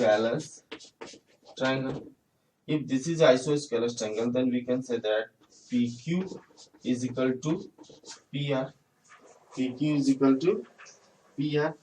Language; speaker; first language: English; non-native, local second language; Hindi